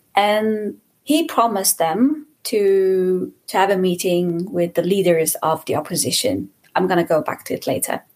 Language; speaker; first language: English; non-native, fluent; Persian